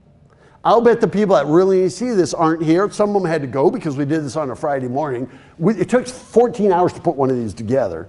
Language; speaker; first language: English; native; English